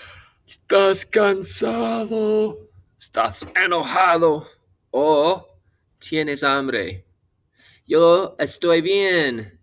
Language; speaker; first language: Spanish; non-native, fluent; English